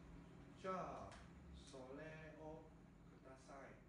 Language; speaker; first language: Japanese; non-native, learner; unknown